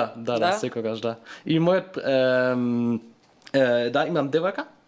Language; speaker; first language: Macedonian; non-native, learner; German